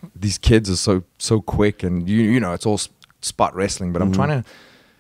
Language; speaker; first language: English; native; English